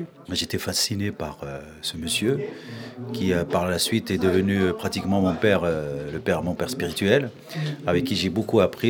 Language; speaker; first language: French; non-native, local second language; Arabic